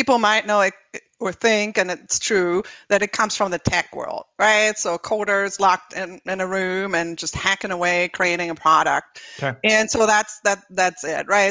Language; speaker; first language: English; non-native, fluent; German